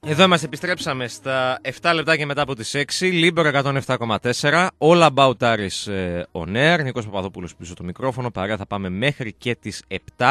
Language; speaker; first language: Greek; native; Greek